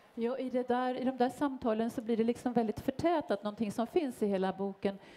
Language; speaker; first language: Swedish; native; Swedish